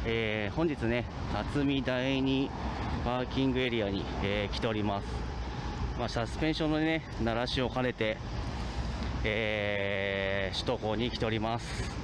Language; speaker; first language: Japanese; native; Japanese